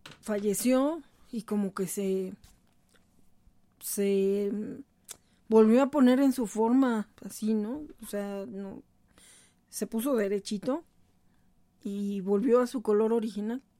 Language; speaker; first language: Spanish; native; Spanish